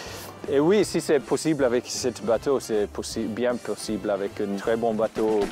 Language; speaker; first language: French; non-native, fluent; English